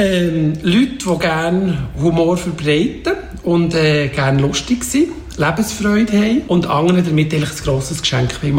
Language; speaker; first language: German; native; German